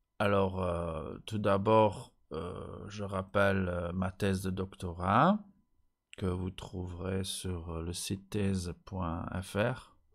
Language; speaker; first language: French; non-native, local second language; Luxembourgish